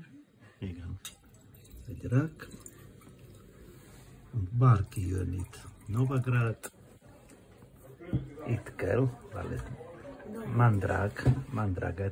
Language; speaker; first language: Hungarian; non-native, learner; Italian